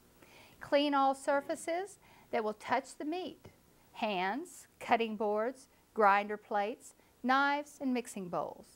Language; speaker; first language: English; native; English